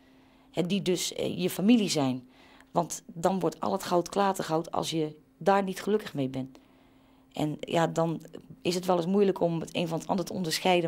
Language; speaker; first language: Dutch; native; Dutch